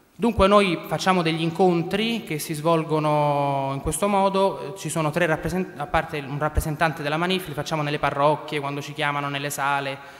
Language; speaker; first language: Italian; native; Italian